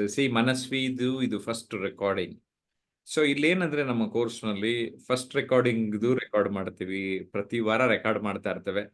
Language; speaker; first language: Kannada; native; Kannada